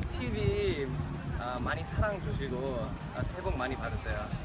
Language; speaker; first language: Korean; early bilingual, heritage; English